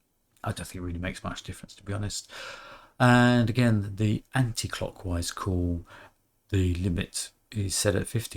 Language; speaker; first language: English; native; English